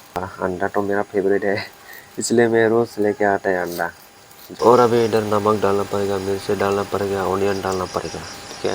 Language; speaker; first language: Hindi; non-native, local second language; Kok Borok